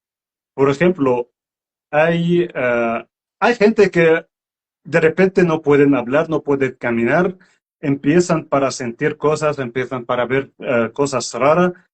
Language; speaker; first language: Spanish; non-native, learner; Arabic